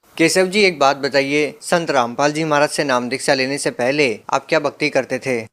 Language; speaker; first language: Hindi; native; Hindi